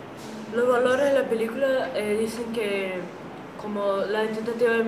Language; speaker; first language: Spanish; non-native, learner; Portuguese